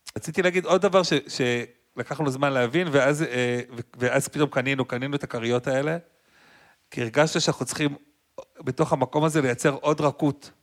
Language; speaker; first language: Hebrew; native; Hebrew